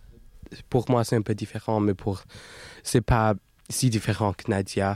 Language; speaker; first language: French; non-native, local second language; English